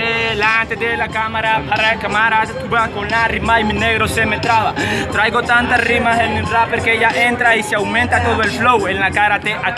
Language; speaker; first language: Spanish; native; Spanish